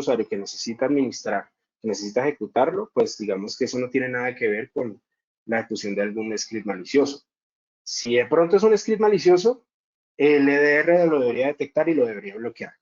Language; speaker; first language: Spanish; native; Spanish